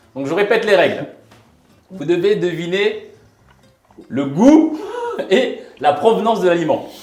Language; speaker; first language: French; native; French